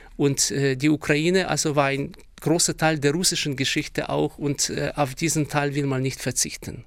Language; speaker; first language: German; non-native, fluent; Ukrainian